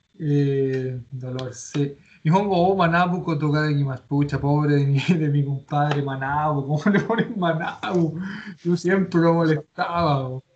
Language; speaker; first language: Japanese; non-native, fluent; Spanish